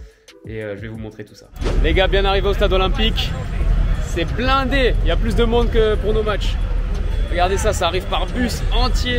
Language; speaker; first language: French; native; French